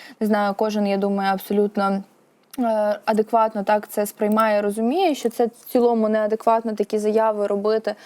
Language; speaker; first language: Ukrainian; native; Ukrainian